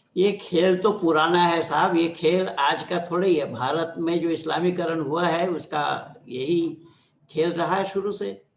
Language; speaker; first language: Hindi; non-native, local second language; Bangla